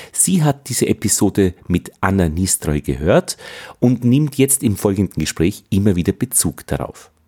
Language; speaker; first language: German; native; German